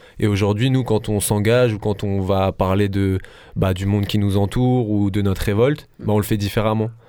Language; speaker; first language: French; native; French